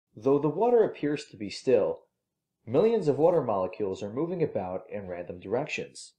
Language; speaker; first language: English; native; English